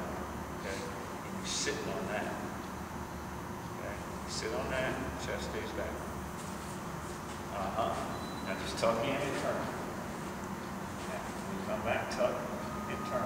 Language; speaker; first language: English; native; English